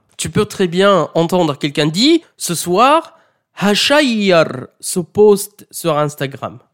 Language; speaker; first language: French; non-native, fluent; Arabic